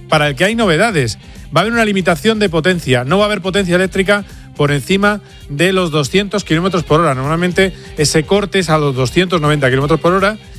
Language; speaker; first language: Spanish; native; Spanish